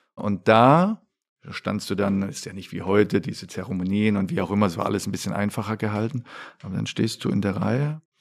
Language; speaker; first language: German; native; German